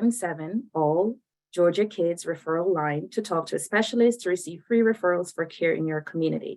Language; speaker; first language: English; native; English